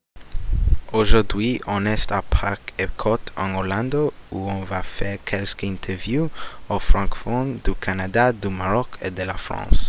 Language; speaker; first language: French; non-native, learner; Spanish